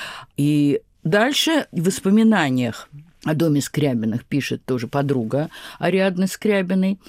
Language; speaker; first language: Russian; native; Russian